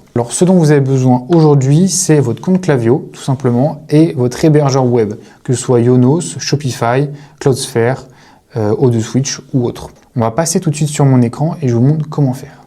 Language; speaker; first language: French; native; French